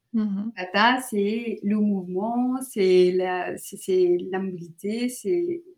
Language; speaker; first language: French; early bilingual, other home language; Sinhala